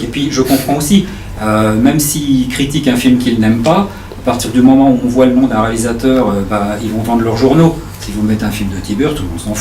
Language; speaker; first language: French; native; French